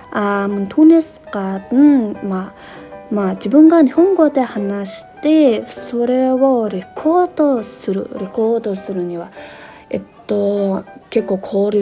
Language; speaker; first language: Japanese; non-native, fluent; Mongolian